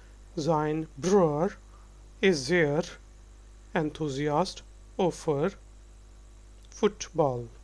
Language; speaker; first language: Dutch; non-native, fluent; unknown